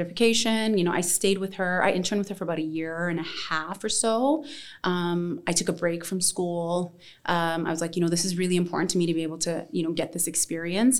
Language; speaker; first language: English; native; English